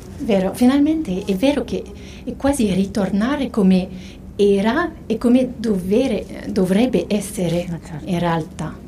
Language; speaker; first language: Italian; non-native, fluent; French